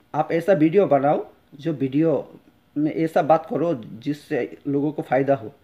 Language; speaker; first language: Hindi; non-native, local second language; Bangla